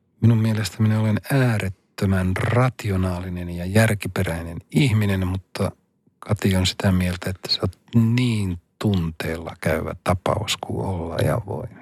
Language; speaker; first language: Finnish; native; Finnish